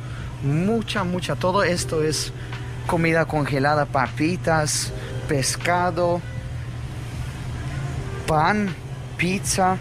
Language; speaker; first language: Spanish; non-native, fluent; Russian